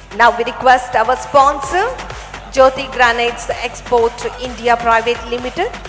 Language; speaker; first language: English; non-native, local second language; Telugu